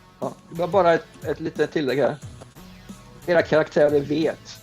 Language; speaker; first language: Swedish; native; Swedish